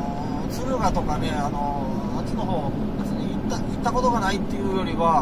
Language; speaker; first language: Japanese; native; Japanese